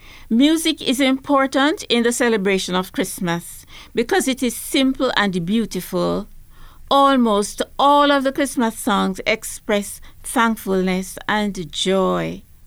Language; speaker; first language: English; native; English